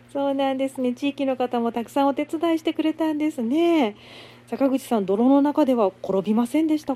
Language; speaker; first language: Japanese; native; Japanese